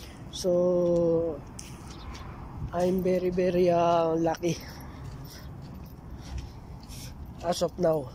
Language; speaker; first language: English; non-native, local second language; Filipino